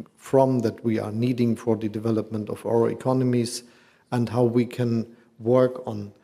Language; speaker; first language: English; non-native, fluent; German